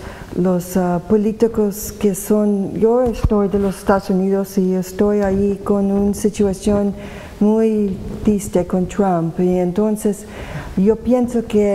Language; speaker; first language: Spanish; non-native, learner; English